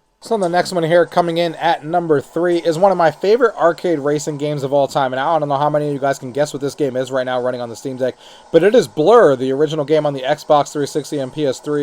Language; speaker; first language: English; native; English